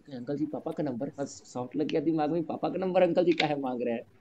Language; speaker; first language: Hindi; native; Hindi